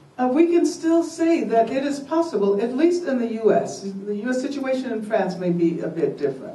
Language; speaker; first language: English; native; English